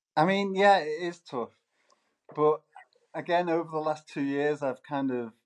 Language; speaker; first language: English; native; English